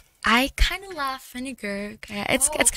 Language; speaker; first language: English; non-native, learner; Indonesian